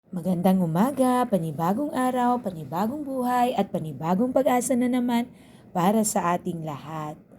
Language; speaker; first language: Filipino; non-native, local second language; Bikol